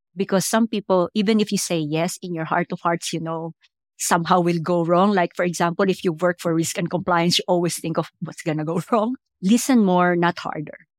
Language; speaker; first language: English; non-native, local second language; Filipino